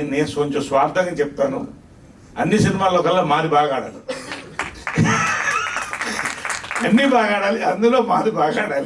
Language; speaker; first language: Telugu; native; Telugu